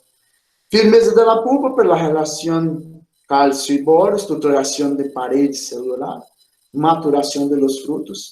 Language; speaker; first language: Spanish; non-native, fluent; Portuguese